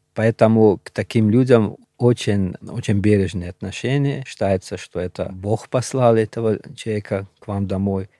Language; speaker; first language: Russian; non-native, local second language; Shughni